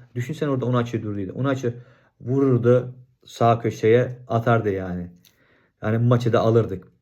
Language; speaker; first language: Turkish; non-native, fluent; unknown